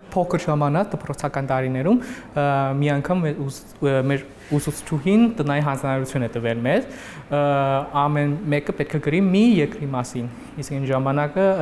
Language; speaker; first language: Armenian; non-native, fluent; Chinese